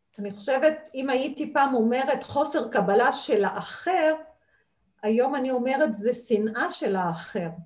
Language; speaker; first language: Hebrew; non-native, local second language; Arabic